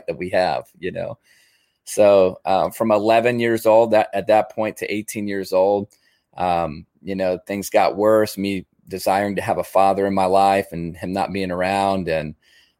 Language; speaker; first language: English; native; English